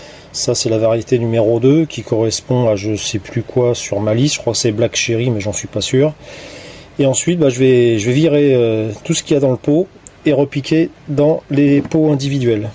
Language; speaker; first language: French; native; French